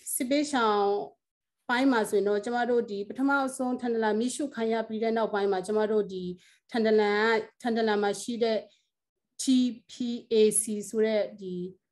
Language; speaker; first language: Burmese; non-native, local second language; Hakha Chin